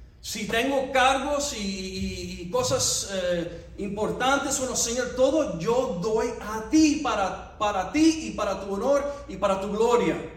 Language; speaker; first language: Spanish; non-native, fluent; English